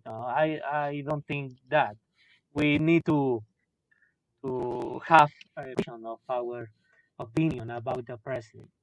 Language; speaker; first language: English; non-native, learner; Spanish